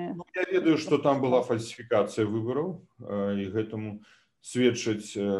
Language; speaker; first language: Belarusian; native; Belarusian